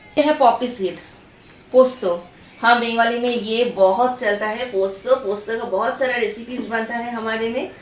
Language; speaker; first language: Hindi; non-native, local second language; Bangla